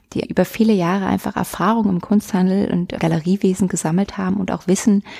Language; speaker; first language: German; native; German